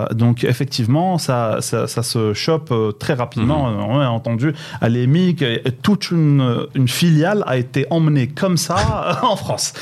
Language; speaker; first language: French; non-native, local second language; Arabic